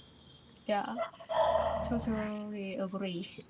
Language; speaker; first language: English; non-native, learner; Vietnamese